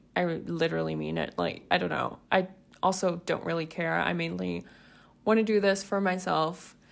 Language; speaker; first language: English; non-native, fluent; Swiss German